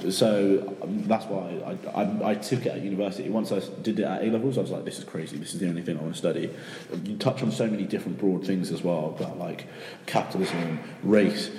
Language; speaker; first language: English; native; English